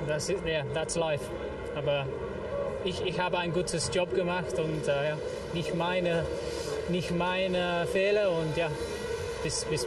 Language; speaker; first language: German; non-native, learner; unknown